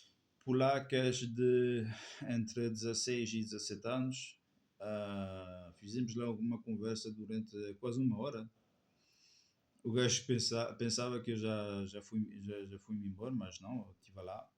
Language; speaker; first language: Portuguese; non-native, fluent; French